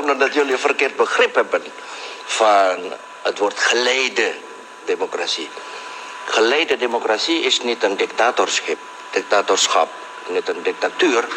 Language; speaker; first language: Dutch; non-native, local second language; Javanese